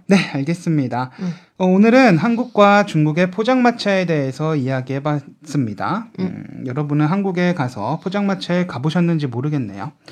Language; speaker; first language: Korean; native; Korean